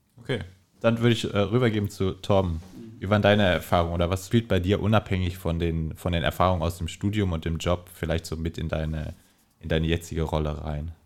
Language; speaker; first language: German; native; German